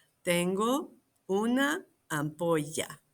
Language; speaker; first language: Spanish; non-native, fluent; English